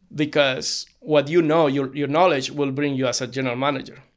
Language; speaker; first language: English; non-native, fluent; Spanish